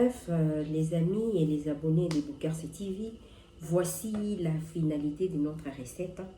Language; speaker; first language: French; non-native, local second language; Lingala